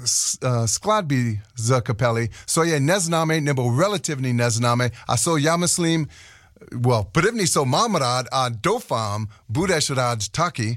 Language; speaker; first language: Czech; non-native, learner; English